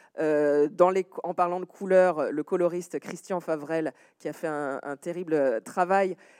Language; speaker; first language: French; native; French